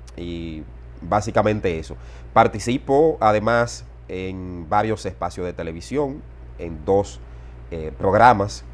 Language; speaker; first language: Spanish; native; Spanish